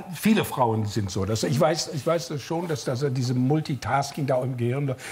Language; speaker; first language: German; non-native, fluent; English